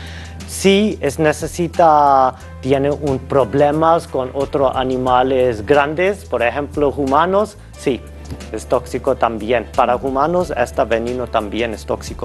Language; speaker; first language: Spanish; non-native, learner; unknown